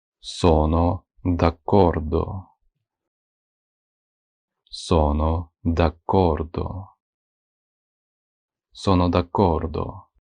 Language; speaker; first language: Italian; non-native, fluent; Ukrainian